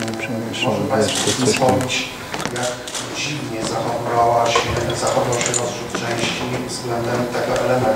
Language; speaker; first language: Polish; native; Polish